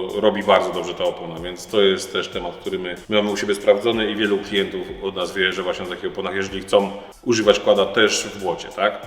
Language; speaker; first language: Polish; native; Polish